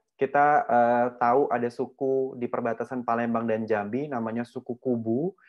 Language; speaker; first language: Indonesian; native; Indonesian